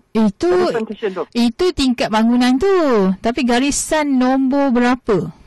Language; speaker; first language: Malay; native; Malay